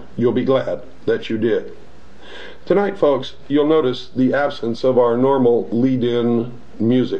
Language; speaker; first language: English; native; English